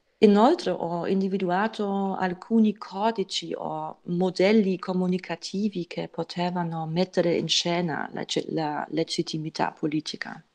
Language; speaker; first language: Italian; non-native, fluent; German